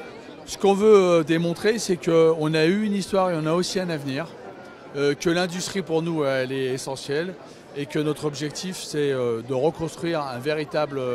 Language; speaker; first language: French; native; French